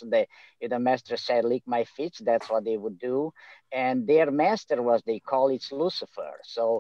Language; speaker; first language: English; non-native, fluent; Romanian